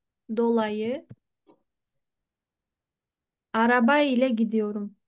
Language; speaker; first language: Turkish; non-native, fluent; Kyrgyz